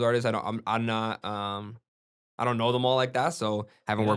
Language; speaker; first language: English; early bilingual, other home language; Gujarati